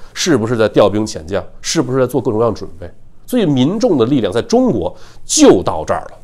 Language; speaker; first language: Chinese; native; Chinese